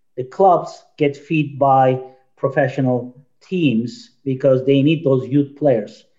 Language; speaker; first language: English; non-native, fluent; Turkish